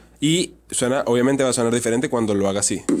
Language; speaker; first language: Spanish; native; Spanish